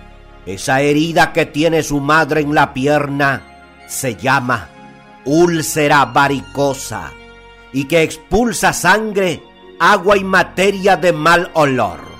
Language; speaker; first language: Spanish; native; Spanish